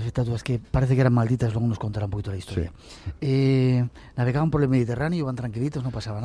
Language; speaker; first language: Spanish; native; Spanish